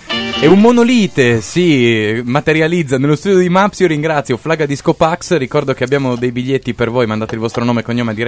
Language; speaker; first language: Italian; native; Italian